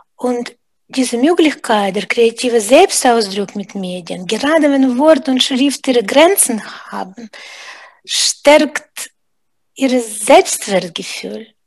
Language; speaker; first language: German; non-native, fluent; Russian